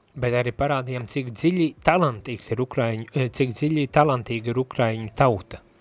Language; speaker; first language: Latvian; native; Latvian